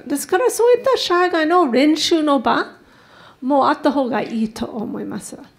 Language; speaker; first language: Japanese; non-native, fluent; English